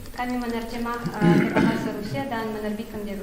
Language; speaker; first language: Indonesian; non-native, fluent; Russian